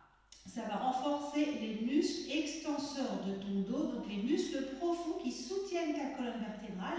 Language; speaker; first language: French; native; French